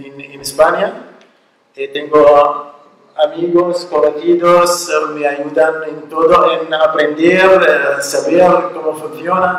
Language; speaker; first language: Spanish; non-native, learner; Arabic